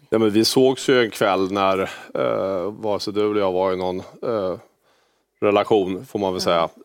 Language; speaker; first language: Swedish; native; Swedish